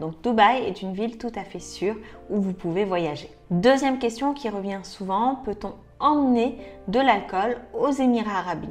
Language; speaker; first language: French; native; French